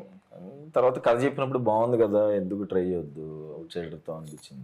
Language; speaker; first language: Telugu; native; Telugu